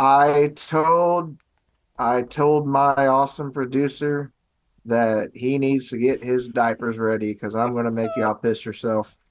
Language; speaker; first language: English; native; English